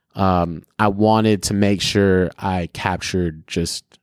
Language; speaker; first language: English; early bilingual, other home language; Filipino